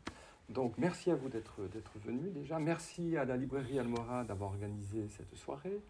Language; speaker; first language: French; native; French